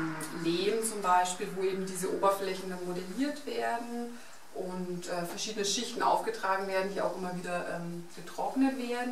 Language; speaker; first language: German; native; German